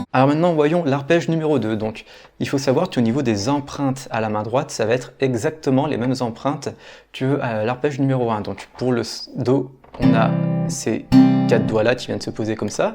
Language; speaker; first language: French; native; French